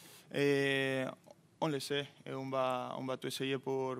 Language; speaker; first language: French; non-native, fluent; Spanish